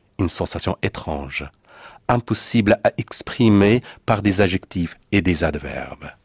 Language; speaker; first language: French; non-native, fluent; Persian